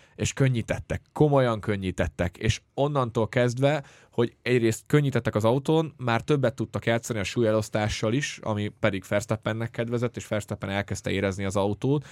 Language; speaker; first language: Hungarian; native; Hungarian